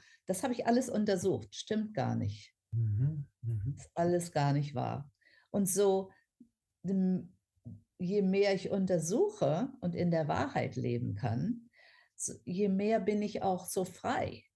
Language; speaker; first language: German; non-native, fluent; English